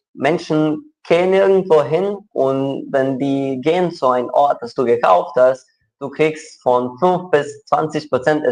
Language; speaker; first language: German; non-native, local second language; Ukrainian